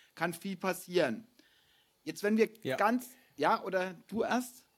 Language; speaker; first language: German; native; German